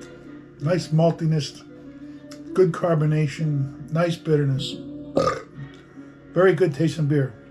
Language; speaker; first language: English; native; English